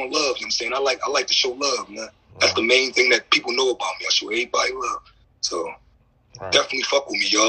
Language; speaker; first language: English; native; English